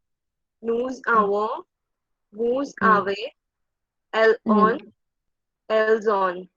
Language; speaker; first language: French; non-native, learner; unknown